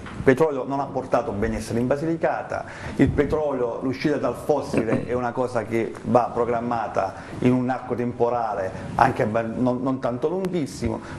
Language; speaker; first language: Italian; native; Italian